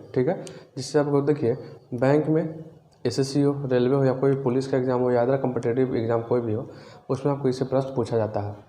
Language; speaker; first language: Hindi; native; Hindi